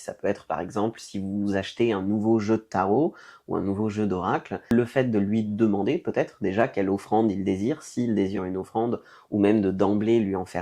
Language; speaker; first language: French; native; French